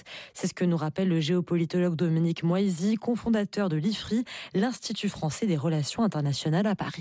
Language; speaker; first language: French; native; French